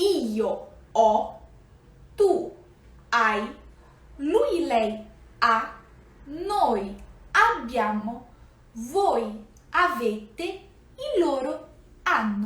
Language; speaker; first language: Italian; non-native, fluent; Portuguese